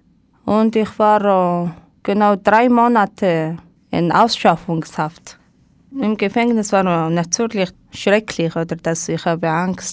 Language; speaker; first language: German; non-native, learner; Mongolian